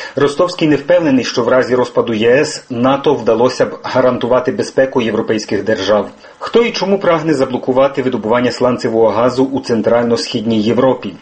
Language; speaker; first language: Ukrainian; native; Ukrainian